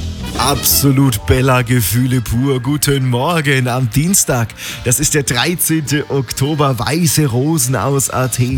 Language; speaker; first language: German; native; German